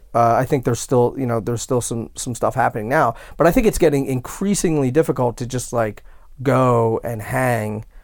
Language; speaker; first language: English; native; English